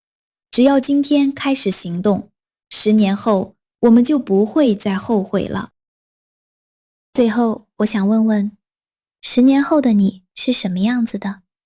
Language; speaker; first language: Chinese; non-native, fluent; Vietnamese